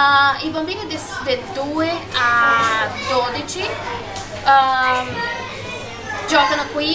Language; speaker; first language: Italian; non-native, learner; Spanish